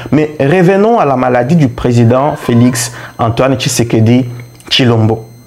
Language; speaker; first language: French; non-native, local second language; Luba-Lulua